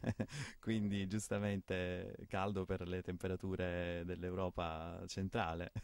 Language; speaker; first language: Italian; native; Italian